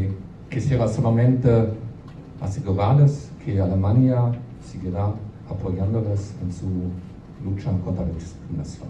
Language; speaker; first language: Spanish; non-native, fluent; German